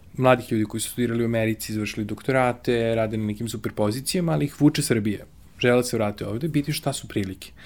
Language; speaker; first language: Serbian; native; Serbian